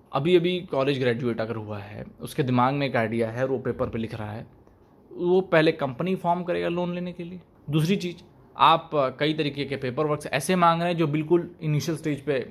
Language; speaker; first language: Hindi; native; Hindi